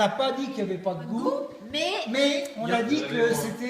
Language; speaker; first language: French; native; French